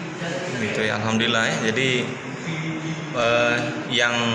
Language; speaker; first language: Indonesian; native; Indonesian